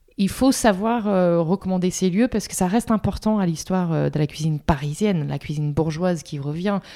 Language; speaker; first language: French; non-native, fluent; English